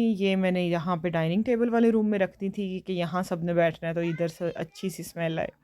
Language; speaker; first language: Urdu; native; Urdu